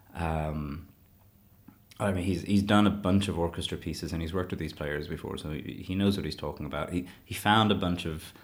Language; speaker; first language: English; native; English